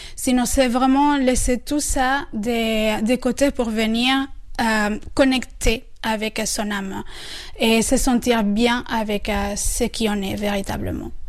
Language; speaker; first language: French; non-native, fluent; Spanish